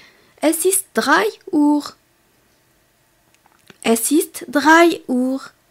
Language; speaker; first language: German; non-native, fluent; French